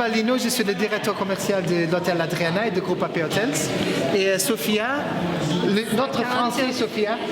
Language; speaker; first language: French; non-native, learner; Portuguese